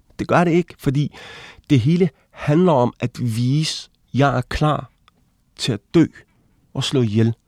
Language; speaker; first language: Danish; early bilingual, other home language; Arabic